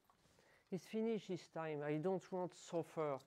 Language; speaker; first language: English; non-native, learner; French